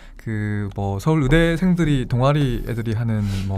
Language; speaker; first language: Korean; native; Korean